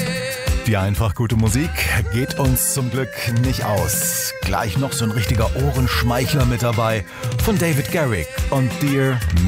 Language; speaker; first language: German; native; German